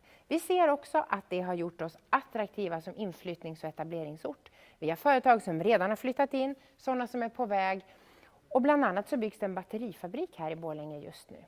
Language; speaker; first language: Swedish; native; Swedish